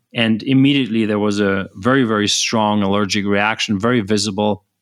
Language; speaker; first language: English; non-native, fluent; German